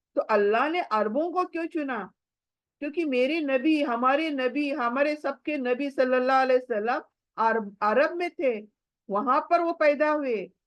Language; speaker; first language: Urdu; native; Urdu